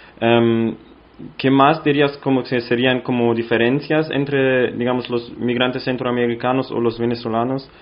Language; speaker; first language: Spanish; non-native, fluent; German